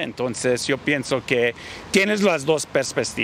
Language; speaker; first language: Spanish; early bilingual, heritage; Spanish